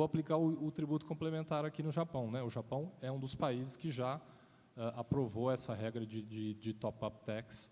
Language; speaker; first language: Portuguese; native; Portuguese